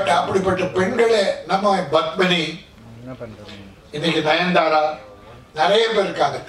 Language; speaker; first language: Tamil; native; Tamil